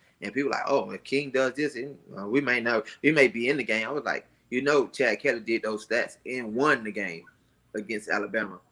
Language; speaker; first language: English; native; English